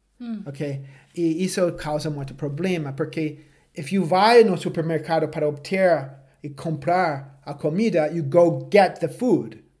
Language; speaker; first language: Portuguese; non-native, fluent; English